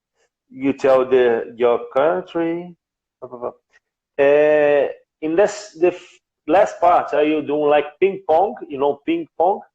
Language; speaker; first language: English; non-native, learner; Portuguese